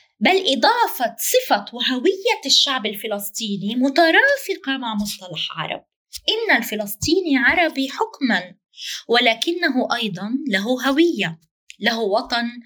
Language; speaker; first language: Arabic; native; Arabic